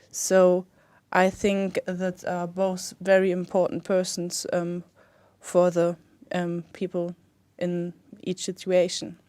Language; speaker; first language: English; non-native, fluent; German